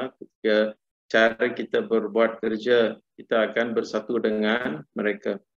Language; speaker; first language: Malay; non-native, local second language; Tamil